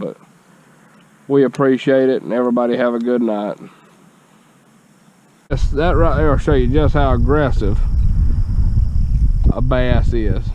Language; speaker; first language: English; native; English